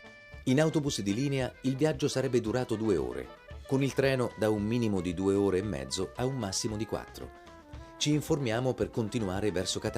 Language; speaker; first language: Italian; native; Italian